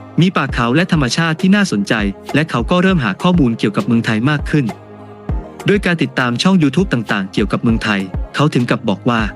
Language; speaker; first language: Thai; native; Thai